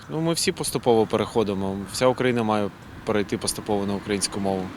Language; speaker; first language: Ukrainian; non-native, local second language; Russian